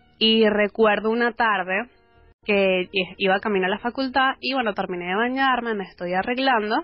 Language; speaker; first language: Spanish; native; Spanish